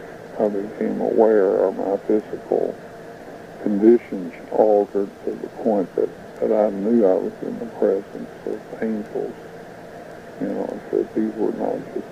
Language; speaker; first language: English; native; English